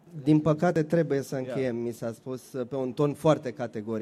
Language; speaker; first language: Romanian; native; Romanian